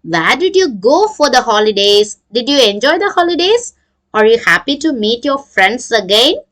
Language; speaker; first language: English; non-native, local second language; Tamil